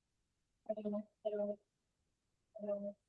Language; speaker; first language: English; non-native, local second language; Bangla